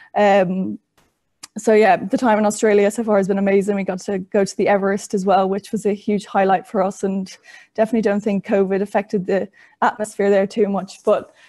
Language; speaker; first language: English; native; English